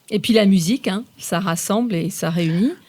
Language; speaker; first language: French; native; French